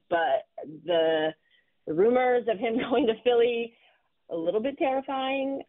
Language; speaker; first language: English; native; English